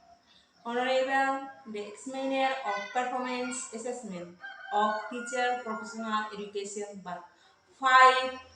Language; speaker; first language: English; non-native, learner; Indonesian